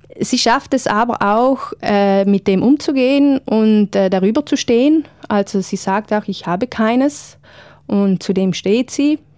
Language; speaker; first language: German; native; German